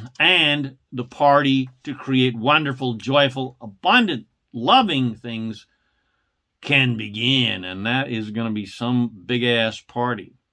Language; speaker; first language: English; native; English